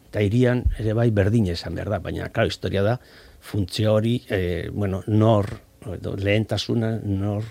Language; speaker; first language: Basque; non-native, local second language; Spanish